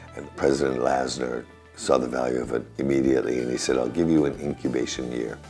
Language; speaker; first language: English; native; English